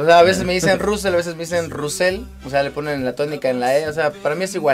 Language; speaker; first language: Spanish; native; Spanish